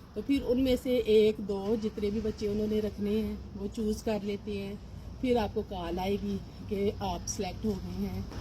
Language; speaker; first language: Urdu; non-native, local second language; Punjabi